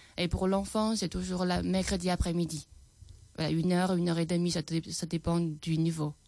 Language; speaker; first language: French; non-native, fluent; Chinese